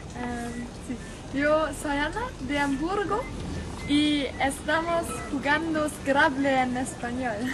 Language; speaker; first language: Spanish; non-native, learner; German